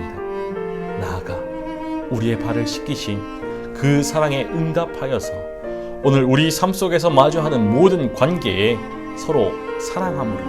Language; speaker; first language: Korean; native; Korean